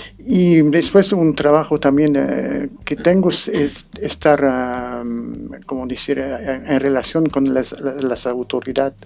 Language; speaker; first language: Spanish; non-native, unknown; French